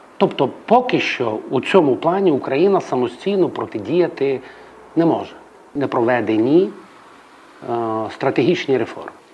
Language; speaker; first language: Ukrainian; native; Ukrainian